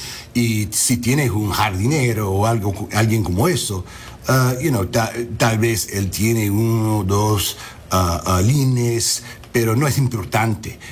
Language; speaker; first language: Spanish; early bilingual, heritage; Spanish